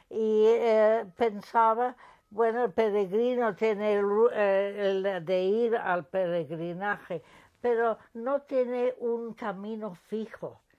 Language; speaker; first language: Spanish; non-native, fluent; English